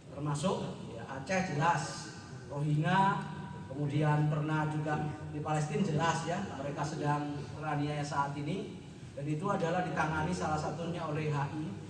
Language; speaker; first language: Indonesian; non-native, local second language; Javanese